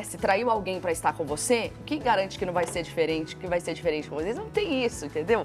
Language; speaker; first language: Portuguese; native; Portuguese